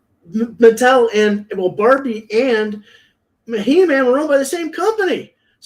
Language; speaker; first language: English; native; English